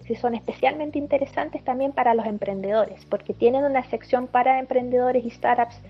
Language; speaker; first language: Spanish; early bilingual, heritage; German